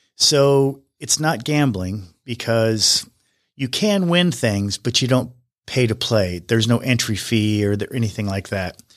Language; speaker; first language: English; native; English